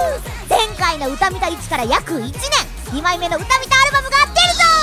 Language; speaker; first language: Japanese; native; Japanese